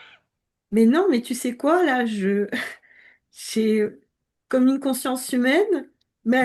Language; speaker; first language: French; native; French